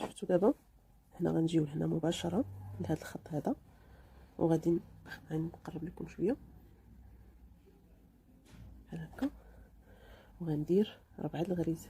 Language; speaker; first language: Arabic; native; Arabic